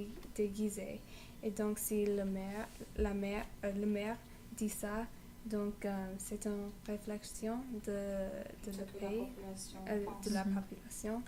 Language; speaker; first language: French; non-native, learner; English